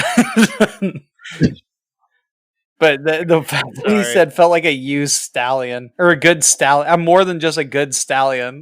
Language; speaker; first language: English; native; English